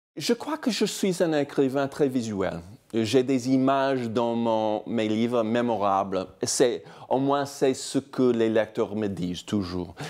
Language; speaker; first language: French; non-native, fluent; English